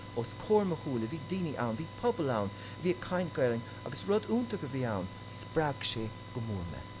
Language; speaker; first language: Irish; native; Irish